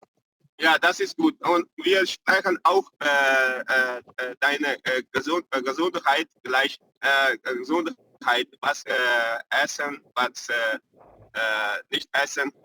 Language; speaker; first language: German; non-native, learner; Hindi